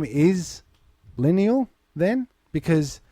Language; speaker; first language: English; native; English